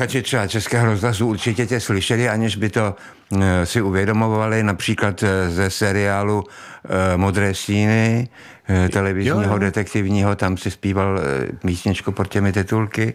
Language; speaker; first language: Czech; native; Czech